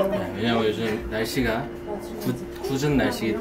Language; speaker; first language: Korean; native; Korean